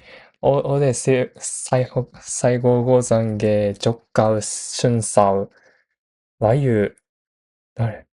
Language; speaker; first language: Cantonese; non-native, learner; Japanese